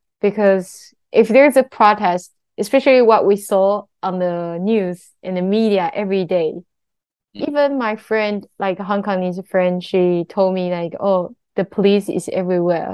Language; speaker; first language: English; non-native, learner; Chinese